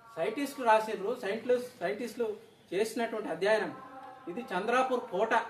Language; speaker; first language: Telugu; non-native, local second language; Gondi